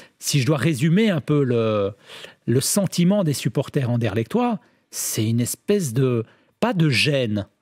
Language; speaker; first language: French; native; French